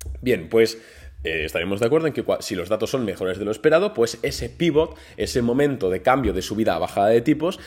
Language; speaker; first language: Spanish; native; Spanish